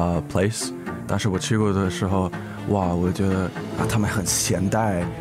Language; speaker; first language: Chinese; early bilingual, heritage; English